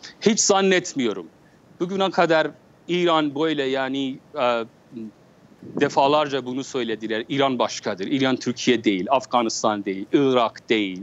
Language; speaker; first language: Turkish; non-native, learner; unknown